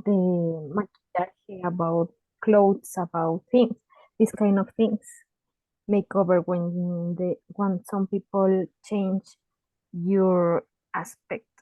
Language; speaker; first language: English; non-native, learner; Spanish